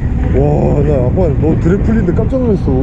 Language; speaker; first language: Korean; native; Korean